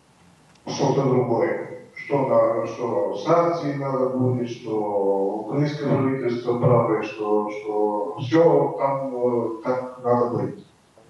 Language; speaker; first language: Russian; non-native, fluent; Bulgarian